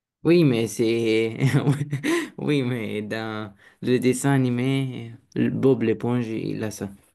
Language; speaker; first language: French; non-native, learner; Romanian